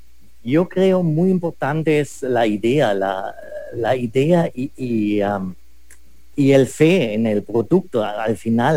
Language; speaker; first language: Spanish; non-native, fluent; German